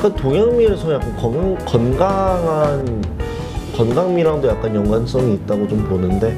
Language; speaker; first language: Korean; native; Korean